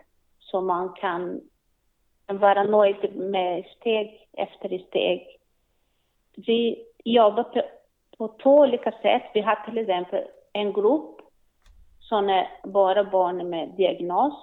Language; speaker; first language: Swedish; non-native, learner; Portuguese